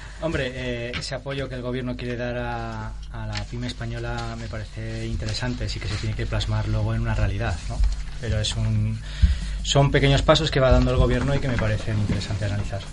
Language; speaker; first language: Spanish; native; Spanish